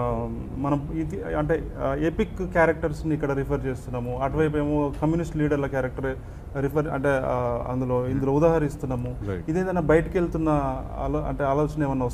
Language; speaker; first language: Telugu; native; Telugu